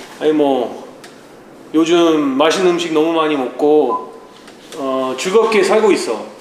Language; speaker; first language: Korean; early bilingual, heritage; Korean